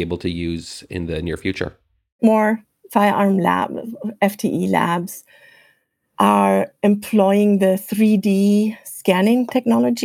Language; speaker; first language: English; non-native, fluent; German